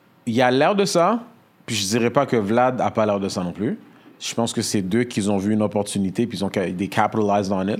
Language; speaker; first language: French; native; French